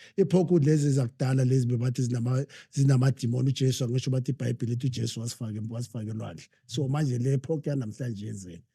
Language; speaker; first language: Zulu; non-native, local second language; Southern Sotho